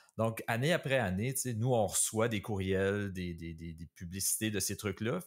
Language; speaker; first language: French; native; French